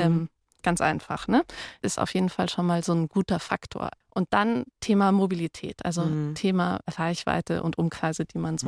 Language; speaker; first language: German; native; German